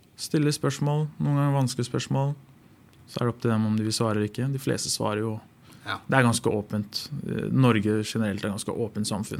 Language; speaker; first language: Norwegian; native; Norwegian